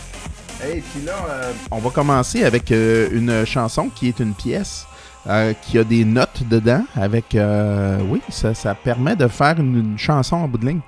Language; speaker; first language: French; native; French